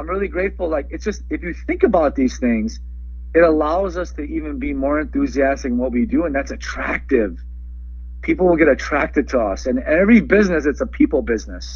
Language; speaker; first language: English; early bilingual, other home language; Persian